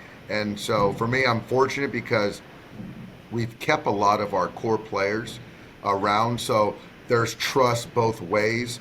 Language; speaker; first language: English; native; English